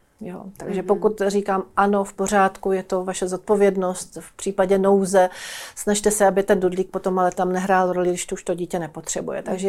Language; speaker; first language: Czech; native; Czech